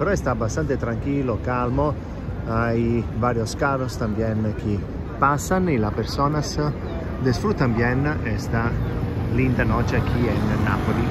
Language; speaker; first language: Spanish; non-native, fluent; Italian